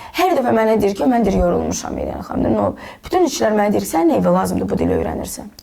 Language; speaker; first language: Azerbaijani; non-native, local second language; Russian